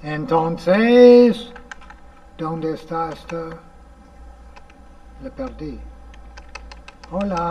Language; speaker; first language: Spanish; non-native, fluent; English